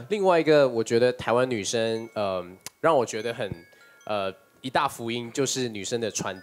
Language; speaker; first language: Chinese; native; Chinese